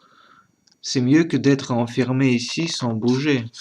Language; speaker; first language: French; non-native, learner; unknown